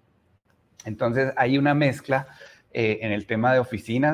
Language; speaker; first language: Spanish; native; Spanish